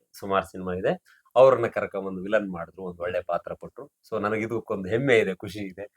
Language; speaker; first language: Kannada; native; Kannada